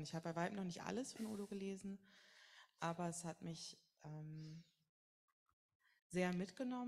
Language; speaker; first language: German; native; German